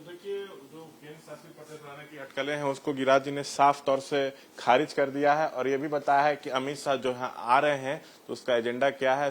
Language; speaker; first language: Hindi; native; Hindi